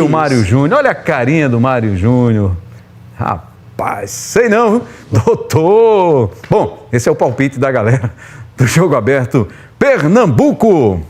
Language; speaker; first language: Portuguese; native; Portuguese